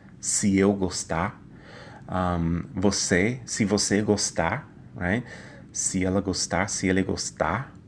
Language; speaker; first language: Portuguese; non-native, fluent; English